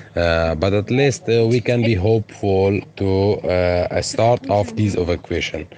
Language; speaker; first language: English; non-native, fluent; Persian